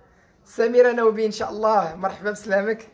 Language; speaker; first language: Arabic; native; Arabic